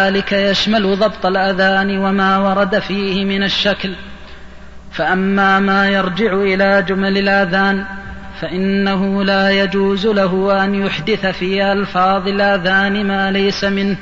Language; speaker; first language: Arabic; native; Arabic